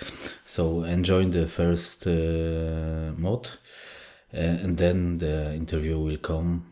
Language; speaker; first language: English; non-native, fluent; Polish